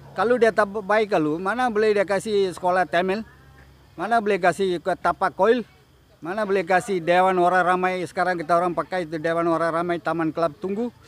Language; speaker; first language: Malay; non-native, local second language; Tamil